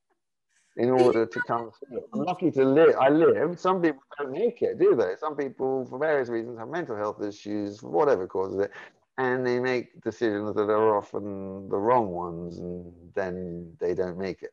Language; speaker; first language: English; native; English